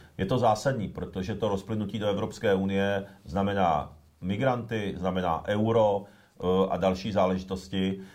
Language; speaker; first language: Czech; early bilingual, other home language; Japanese